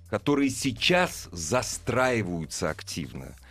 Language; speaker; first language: Russian; native; Russian